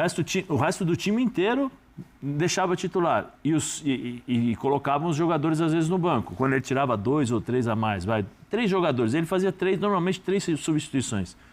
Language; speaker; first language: Portuguese; native; Portuguese